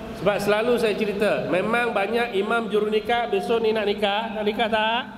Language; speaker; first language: Malay; native; Malay